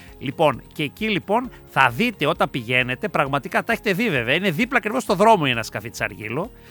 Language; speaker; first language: Greek; native; Greek